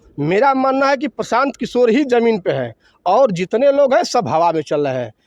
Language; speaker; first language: Hindi; native; Hindi